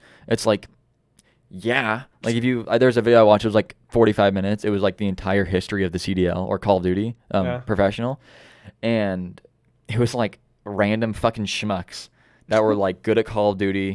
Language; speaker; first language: English; native; English